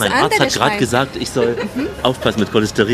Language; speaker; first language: German; native; German